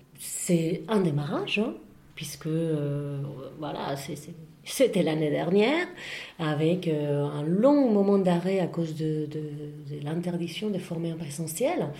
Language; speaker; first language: French; non-native, fluent; Spanish